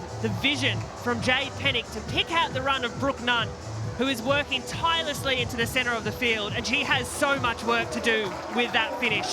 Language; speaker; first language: English; native; English